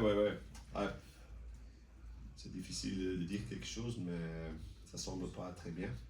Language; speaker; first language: French; non-native, local second language; Dutch